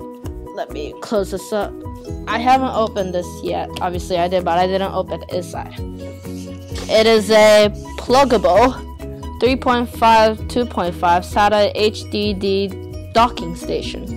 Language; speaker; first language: English; native; English